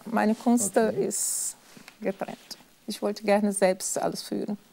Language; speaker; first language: German; non-native, fluent; Portuguese